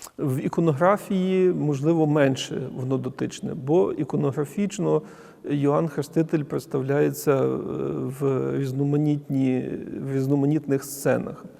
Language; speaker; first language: Ukrainian; native; Ukrainian